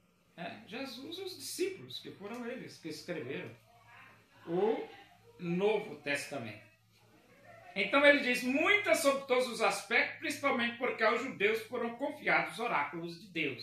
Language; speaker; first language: Portuguese; native; Portuguese